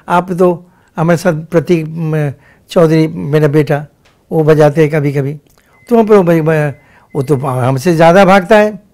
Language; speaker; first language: Hindi; non-native, local second language; Bangla